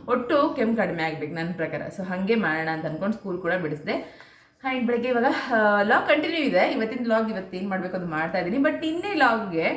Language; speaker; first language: Kannada; non-native, local second language; Telugu